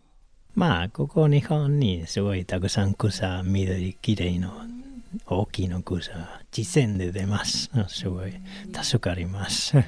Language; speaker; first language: Japanese; non-native, learner; Spanish